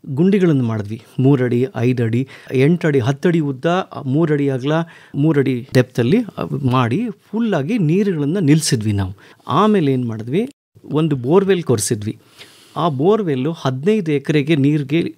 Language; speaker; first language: Kannada; native; Kannada